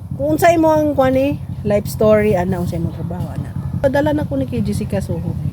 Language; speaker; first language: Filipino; non-native, local second language; Hiligaynon